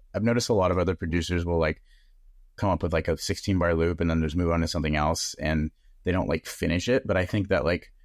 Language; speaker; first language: English; native; English